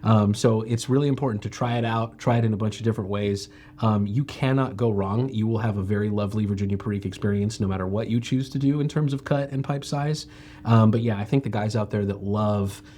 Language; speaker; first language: English; native; English